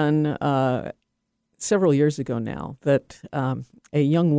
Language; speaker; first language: English; native; English